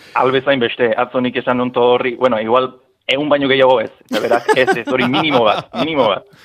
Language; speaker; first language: Basque; non-native, fluent; English